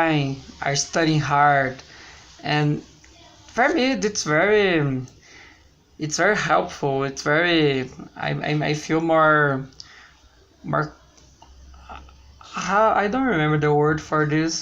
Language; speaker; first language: English; non-native, learner; Portuguese